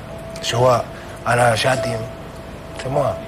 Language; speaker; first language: Indonesian; non-native, fluent; Spanish